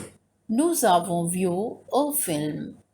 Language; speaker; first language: French; non-native, fluent; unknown